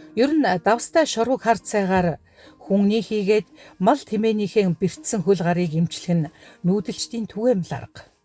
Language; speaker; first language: Mongolian; native; Mongolian